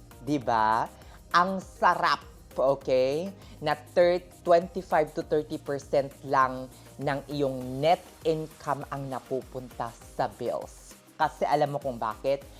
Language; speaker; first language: Filipino; native; Filipino